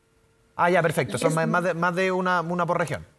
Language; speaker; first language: Spanish; native; Spanish